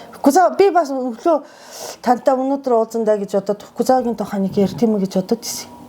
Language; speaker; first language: Mongolian; non-native, fluent; Japanese